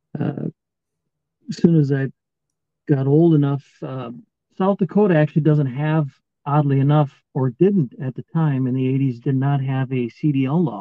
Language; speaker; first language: English; native; English